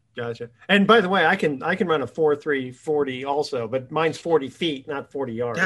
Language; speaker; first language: English; native; English